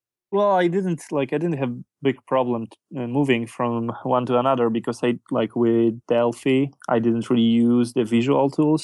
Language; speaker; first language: English; non-native, fluent; Polish